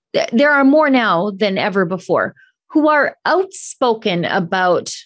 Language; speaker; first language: English; native; English